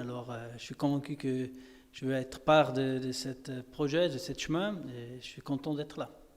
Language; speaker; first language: French; non-native, fluent; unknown